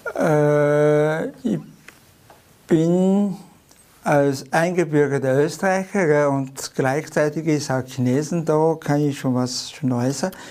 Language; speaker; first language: German; non-native, fluent; Chinese